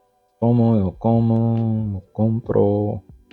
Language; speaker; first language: Spanish; non-native, learner; English